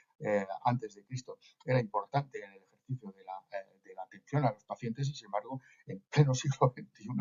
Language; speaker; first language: Spanish; native; Spanish